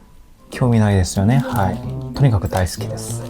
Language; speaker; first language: Japanese; non-native, fluent; Korean